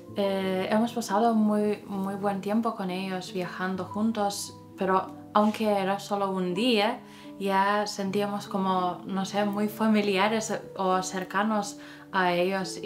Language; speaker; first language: Spanish; non-native, fluent; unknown